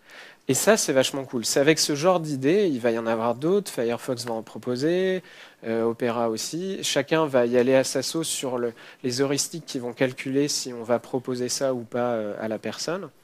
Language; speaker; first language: French; native; French